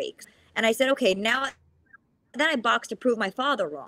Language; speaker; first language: English; native; English